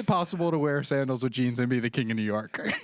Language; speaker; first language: English; native; English